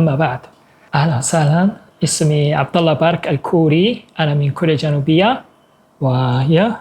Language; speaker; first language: Arabic; non-native, fluent; Korean